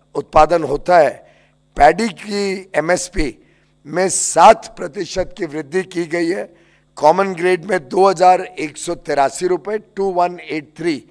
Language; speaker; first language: Hindi; native; Hindi